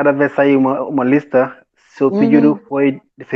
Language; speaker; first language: Portuguese; non-native, learner; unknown